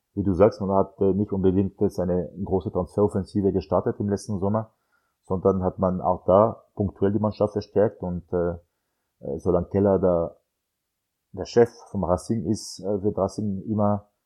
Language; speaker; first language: German; non-native, fluent; French